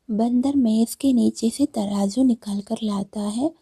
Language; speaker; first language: Hindi; non-native, local second language; Malayalam